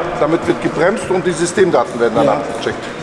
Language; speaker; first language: German; native; German